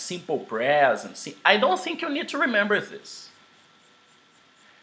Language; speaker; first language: English; non-native, fluent; Portuguese